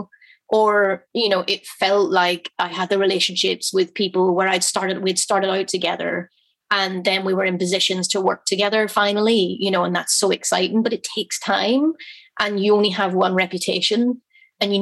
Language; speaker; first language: English; native; English